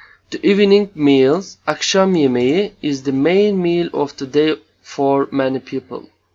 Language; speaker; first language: English; non-native, fluent; Turkish